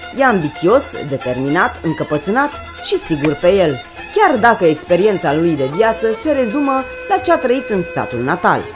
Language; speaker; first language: Romanian; native; Romanian